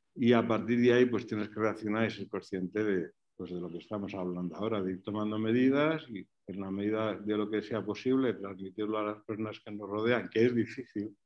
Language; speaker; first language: Spanish; native; Spanish